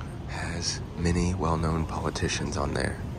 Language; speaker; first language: English; native; English